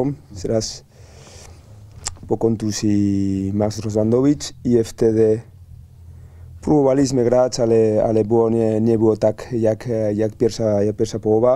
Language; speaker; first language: Polish; non-native, learner; Spanish